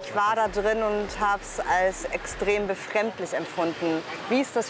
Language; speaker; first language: German; native; German